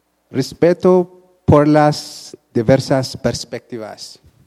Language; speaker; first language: Spanish; non-native, learner; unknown